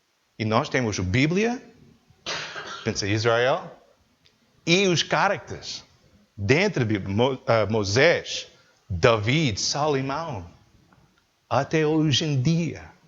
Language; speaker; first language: Portuguese; non-native, learner; English